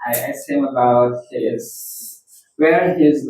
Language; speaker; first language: English; non-native, learner; Indonesian